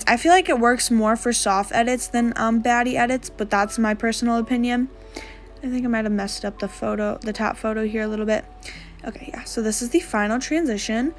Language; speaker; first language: English; native; English